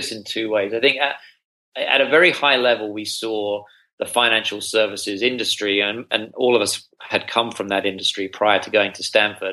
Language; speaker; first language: English; native; English